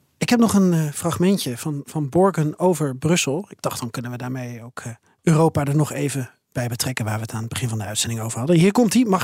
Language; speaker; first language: Dutch; native; Dutch